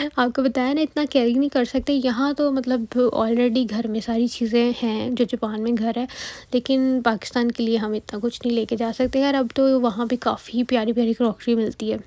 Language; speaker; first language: Urdu; native; Urdu